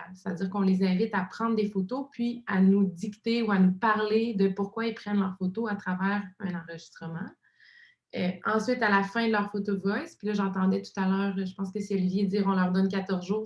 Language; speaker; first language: French; native; French